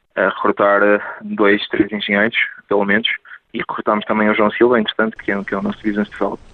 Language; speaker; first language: Portuguese; native; Portuguese